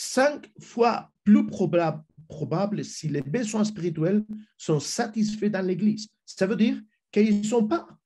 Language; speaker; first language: French; non-native, fluent; Spanish